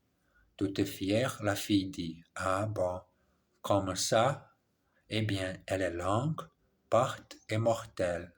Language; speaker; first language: French; non-native, learner; English